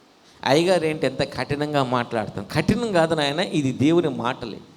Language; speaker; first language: Telugu; native; Telugu